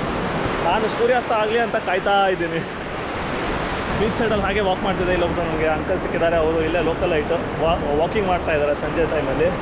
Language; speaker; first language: Kannada; native; Kannada